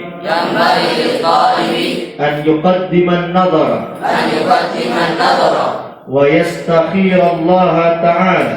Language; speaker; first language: Arabic; non-native, fluent; Indonesian